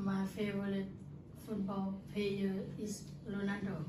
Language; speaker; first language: English; non-native, learner; Lao